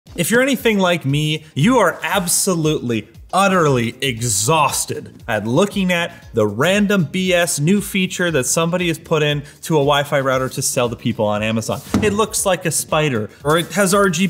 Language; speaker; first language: English; native; English